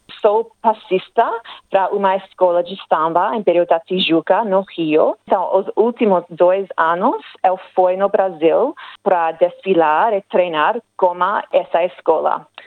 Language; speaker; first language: Portuguese; non-native, learner; English